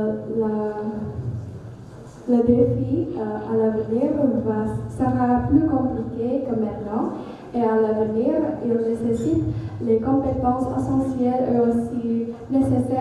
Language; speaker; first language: French; non-native, learner; Indonesian